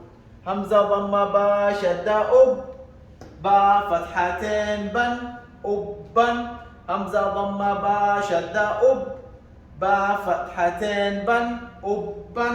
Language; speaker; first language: Arabic; non-native, local second language; Somali